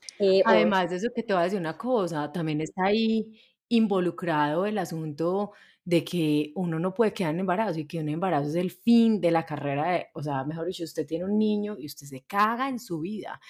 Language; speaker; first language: Spanish; native; Spanish